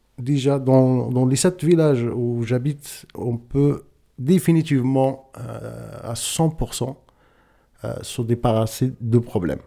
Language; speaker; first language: French; non-native, local second language; Tachelhit